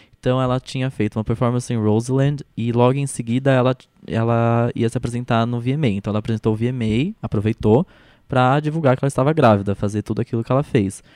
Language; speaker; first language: Portuguese; native; Portuguese